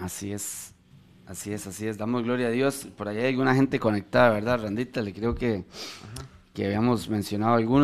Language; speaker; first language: Spanish; native; Spanish